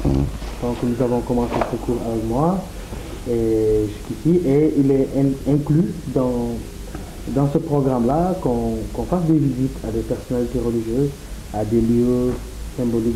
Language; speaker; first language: French; non-native, local second language; Wolof